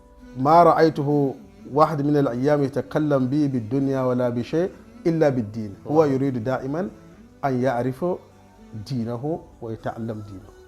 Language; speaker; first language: Arabic; non-native, fluent; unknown